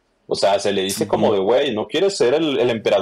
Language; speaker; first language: Spanish; native; Spanish